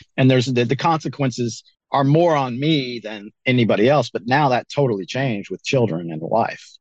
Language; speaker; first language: English; native; English